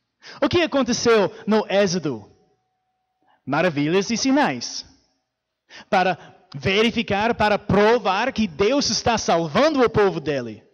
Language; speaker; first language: Portuguese; non-native, fluent; English